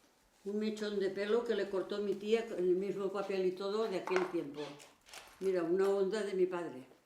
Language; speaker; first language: Spanish; native; Spanish